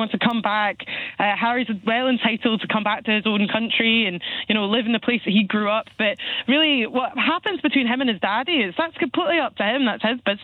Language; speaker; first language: English; native; English